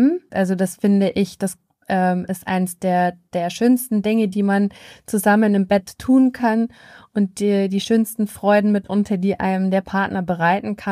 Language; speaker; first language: German; native; German